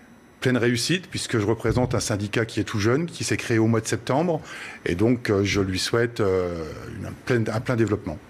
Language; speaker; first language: French; native; French